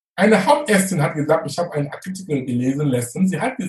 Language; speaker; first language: German; non-native, fluent; English